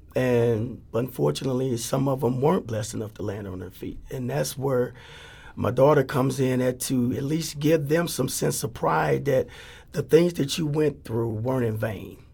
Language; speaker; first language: English; native; English